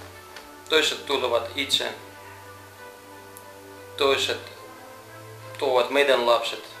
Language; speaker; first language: Finnish; non-native, fluent; Russian